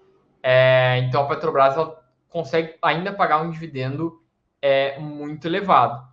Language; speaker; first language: Portuguese; native; Portuguese